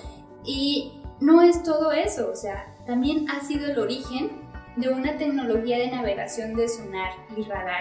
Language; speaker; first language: Spanish; native; Spanish